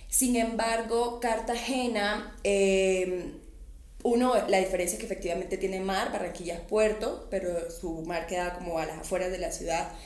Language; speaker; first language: Spanish; native; Spanish